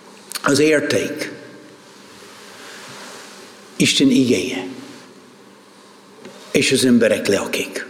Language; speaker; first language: Hungarian; non-native, fluent; English